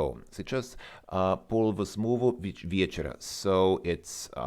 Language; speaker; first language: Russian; non-native, fluent; English